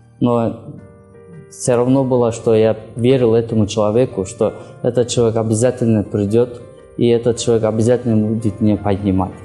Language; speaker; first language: Russian; non-native, learner; Kyrgyz